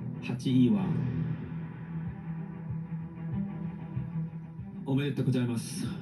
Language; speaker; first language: Japanese; non-native, fluent; Korean